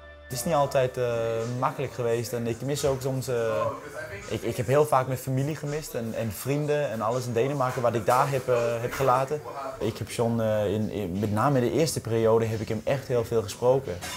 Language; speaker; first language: Dutch; non-native, fluent; Danish